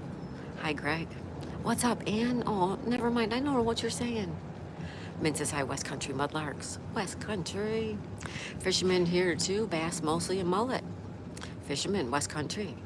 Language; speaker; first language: English; native; English